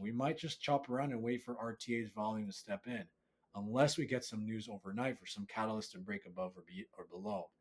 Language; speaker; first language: English; native; English